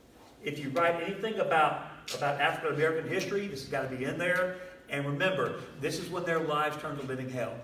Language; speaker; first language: English; native; English